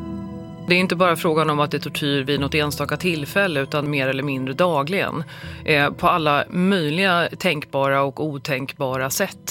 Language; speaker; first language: Swedish; native; Swedish